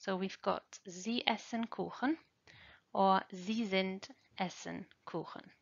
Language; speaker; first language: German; non-native, fluent; English